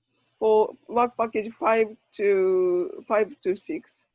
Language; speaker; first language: English; non-native, learner; Japanese